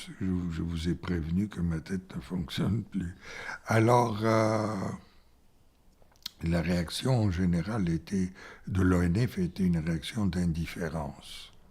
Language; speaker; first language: French; non-native, fluent; Bulgarian